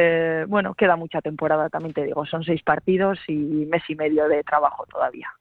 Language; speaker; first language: Spanish; native; Spanish